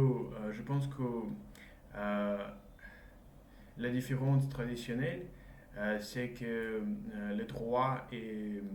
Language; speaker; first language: French; non-native, learner; Russian